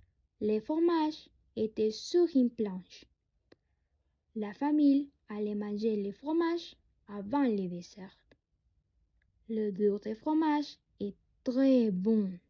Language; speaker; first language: French; non-native, learner; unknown